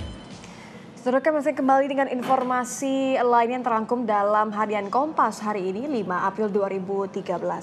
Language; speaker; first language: Indonesian; native; Indonesian